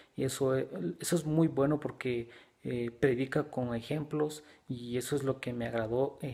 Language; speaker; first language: Spanish; native; Spanish